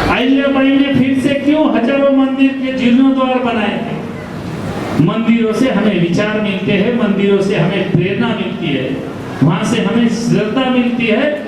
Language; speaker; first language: Hindi; non-native, local second language; Marathi